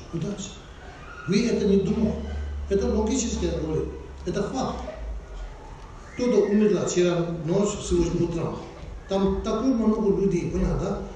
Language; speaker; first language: Russian; non-native, learner; Tibetan